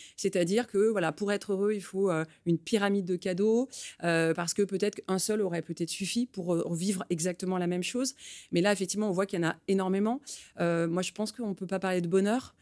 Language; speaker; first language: French; native; French